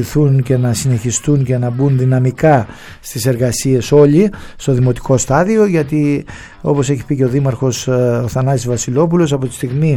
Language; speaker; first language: Greek; native; Greek